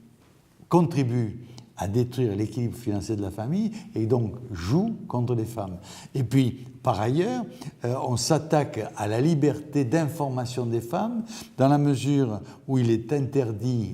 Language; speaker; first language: French; native; French